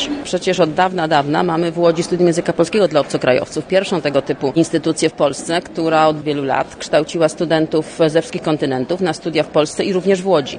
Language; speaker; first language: Polish; native; Polish